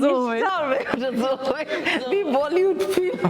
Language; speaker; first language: German; non-native, learner; Bangla